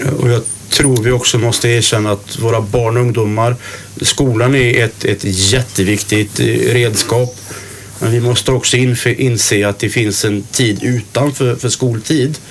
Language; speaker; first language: Swedish; native; Swedish